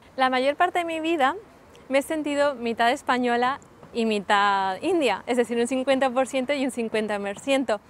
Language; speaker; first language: Spanish; early bilingual, other home language; Sindhi